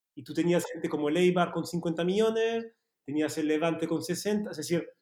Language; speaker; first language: Spanish; non-native, fluent; French